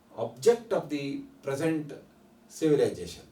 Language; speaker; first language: English; non-native, local second language; Kannada